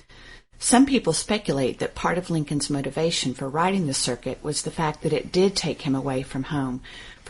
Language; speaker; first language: English; native; English